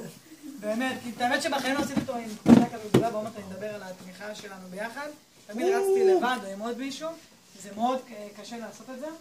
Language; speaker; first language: Hebrew; native; Hebrew